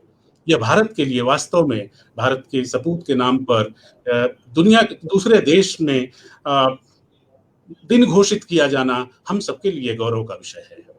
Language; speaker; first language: Hindi; native; Hindi